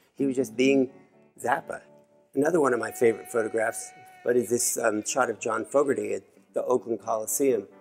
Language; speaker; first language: English; native; English